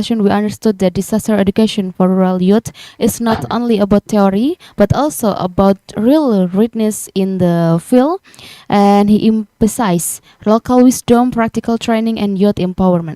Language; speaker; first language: English; non-native, learner; Indonesian